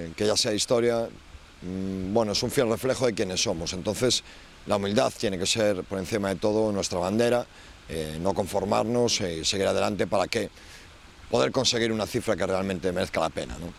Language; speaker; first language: Spanish; native; Spanish